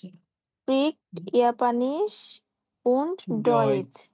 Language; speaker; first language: German; non-native, learner; Bangla